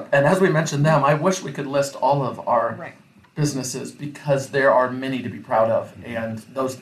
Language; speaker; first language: English; native; English